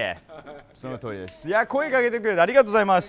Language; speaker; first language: Japanese; non-native, fluent; English